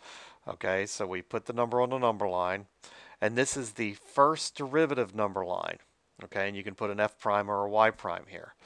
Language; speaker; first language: English; native; English